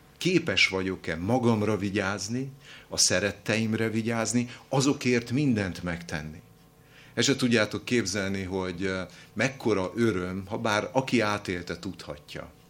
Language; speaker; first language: Hungarian; native; Hungarian